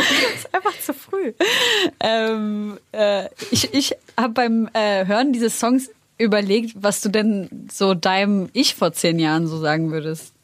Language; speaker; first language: German; native; German